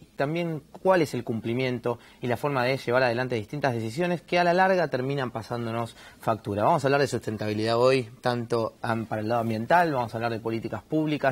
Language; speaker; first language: Spanish; native; Spanish